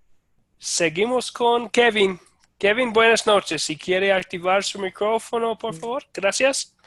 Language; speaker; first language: Spanish; non-native, fluent; English